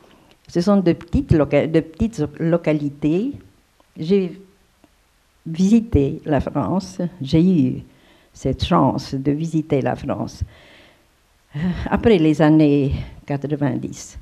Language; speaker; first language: French; non-native, fluent; Romanian